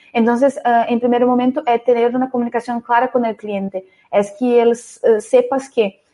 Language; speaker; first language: Spanish; non-native, fluent; Portuguese